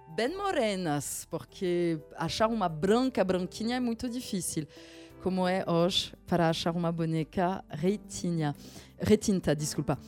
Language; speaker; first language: Portuguese; non-native, fluent; French